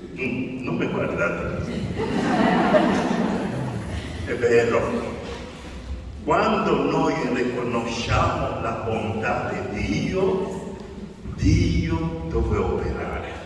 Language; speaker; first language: Italian; non-native, fluent; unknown